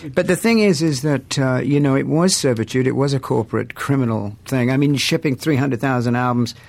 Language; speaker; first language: English; native; English